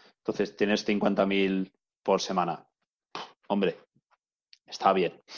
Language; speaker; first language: Spanish; non-native, fluent; English